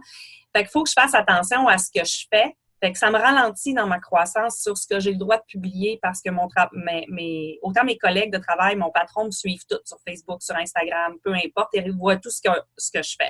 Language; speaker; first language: French; native; French